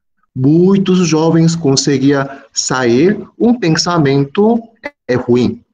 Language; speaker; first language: Portuguese; non-native, fluent; Korean